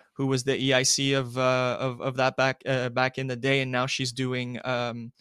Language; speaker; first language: English; non-native, fluent; French